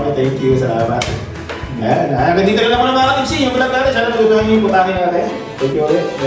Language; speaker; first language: Filipino; native; Filipino